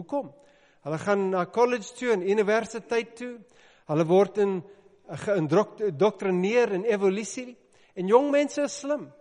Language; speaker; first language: Afrikaans; non-native, local second language; English